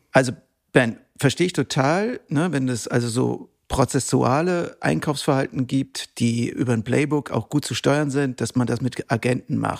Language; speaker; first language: German; native; German